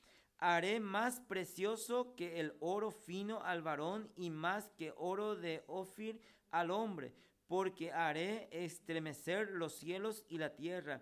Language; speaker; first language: Spanish; native; Spanish